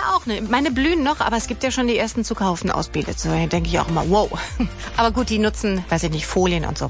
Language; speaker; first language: German; native; German